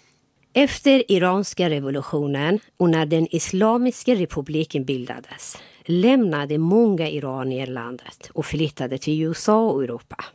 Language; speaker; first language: Swedish; non-native, fluent; Persian